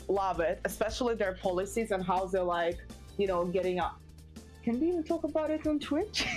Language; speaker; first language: English; non-native, fluent; Russian